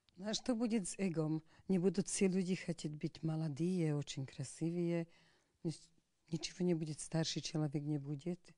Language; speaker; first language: Russian; non-native, learner; Slovak